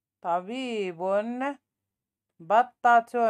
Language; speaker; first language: Arabic; native; Arabic